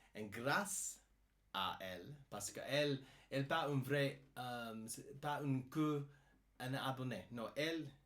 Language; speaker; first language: French; non-native, learner; English